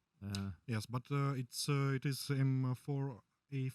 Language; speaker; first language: English; non-native, learner; Russian